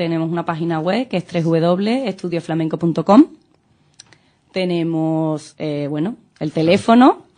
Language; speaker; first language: Spanish; native; Spanish